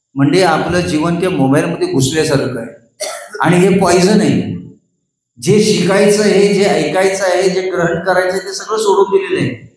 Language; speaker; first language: Marathi; non-native, local second language; Hindi